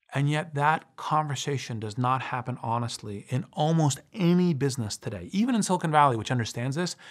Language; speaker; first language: English; native; English